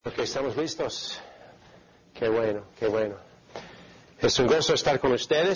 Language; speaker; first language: Spanish; non-native, fluent; English